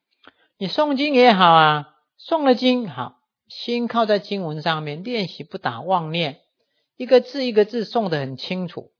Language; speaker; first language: Chinese; native; Chinese